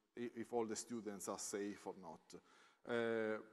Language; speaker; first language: English; non-native, fluent; Italian